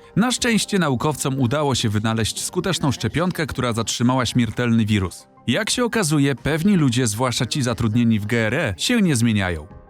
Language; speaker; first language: Polish; native; Polish